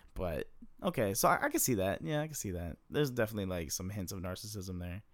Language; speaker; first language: English; native; English